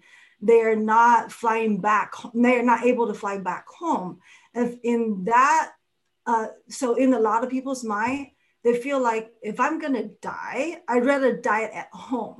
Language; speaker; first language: English; non-native, fluent; Chinese